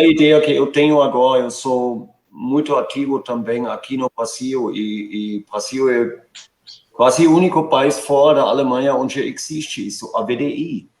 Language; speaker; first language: Portuguese; non-native, fluent; German